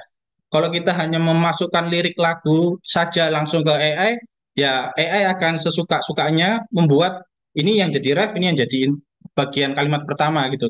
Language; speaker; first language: Indonesian; native; Indonesian